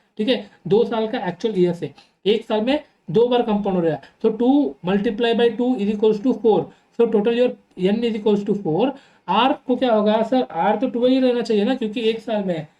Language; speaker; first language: Hindi; non-native, local second language; Telugu